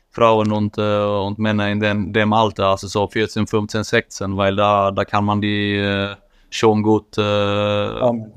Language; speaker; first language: German; non-native, fluent; Swedish